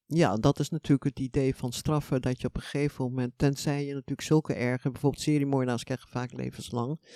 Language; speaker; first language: Dutch; native; Dutch